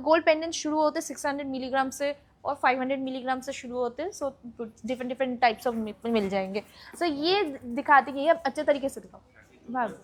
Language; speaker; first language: Hindi; non-native, local second language; Bangla